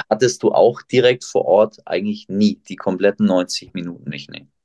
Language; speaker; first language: German; native; German